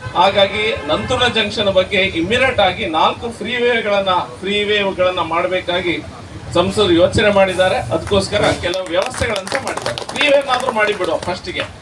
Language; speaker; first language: Kannada; native; Kannada